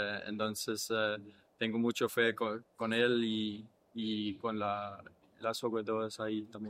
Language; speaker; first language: Spanish; non-native, fluent; English